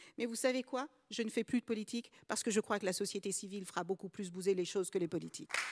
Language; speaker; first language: French; early bilingual, other home language; Kabuverdianu